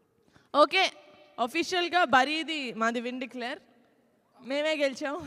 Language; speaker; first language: Telugu; native; Telugu